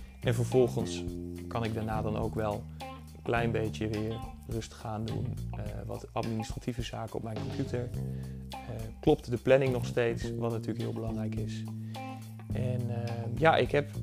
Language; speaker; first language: Dutch; native; Dutch